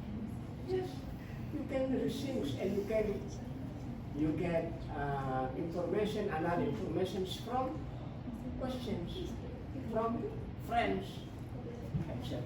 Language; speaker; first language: English; non-native, fluent; Indonesian